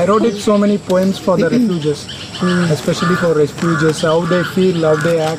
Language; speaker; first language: English; non-native, learner; Tamil